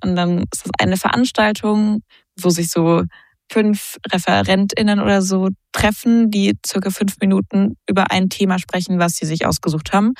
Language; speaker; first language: German; native; German